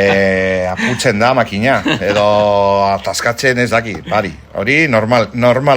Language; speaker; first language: Basque; non-native, local second language; Spanish